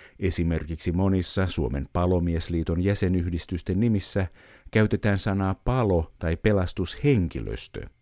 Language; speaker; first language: Finnish; native; Finnish